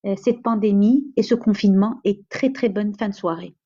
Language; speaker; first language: French; non-native, local second language; Arabic